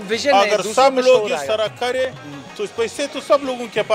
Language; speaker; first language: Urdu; non-native, local second language; Pashto